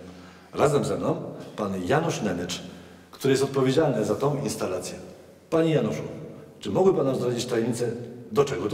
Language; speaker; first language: Polish; native; Polish